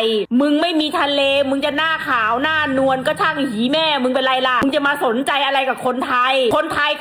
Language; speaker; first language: Thai; native; Thai